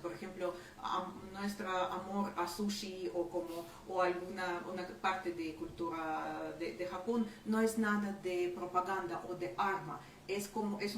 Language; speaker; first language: Spanish; non-native, fluent; Ukrainian